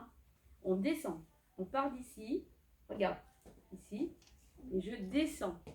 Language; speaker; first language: French; native; French